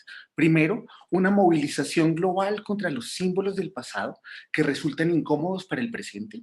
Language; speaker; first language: Spanish; native; Spanish